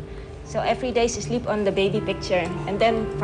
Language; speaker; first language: English; early bilingual, other home language; Dutch